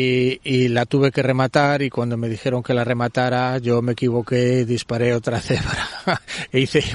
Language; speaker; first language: Spanish; native; Spanish